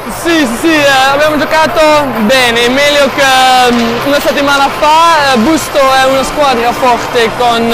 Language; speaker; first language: Italian; non-native, learner; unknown